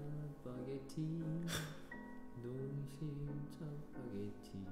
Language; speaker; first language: English; non-native, learner; Korean